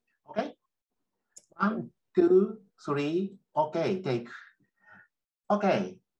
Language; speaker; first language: English; non-native, learner; Japanese